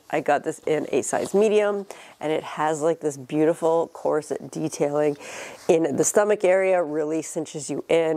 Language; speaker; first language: English; native; English